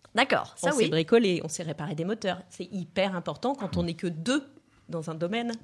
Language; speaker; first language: French; native; French